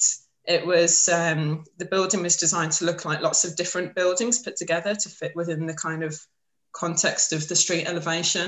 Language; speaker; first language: English; native; English